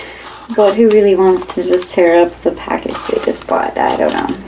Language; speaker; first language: English; native; English